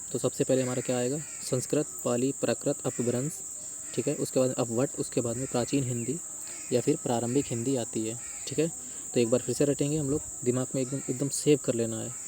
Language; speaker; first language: Hindi; native; Hindi